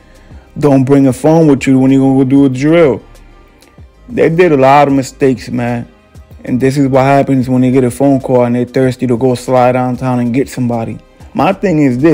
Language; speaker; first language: English; native; English